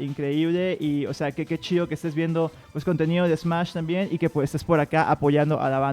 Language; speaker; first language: Spanish; native; Spanish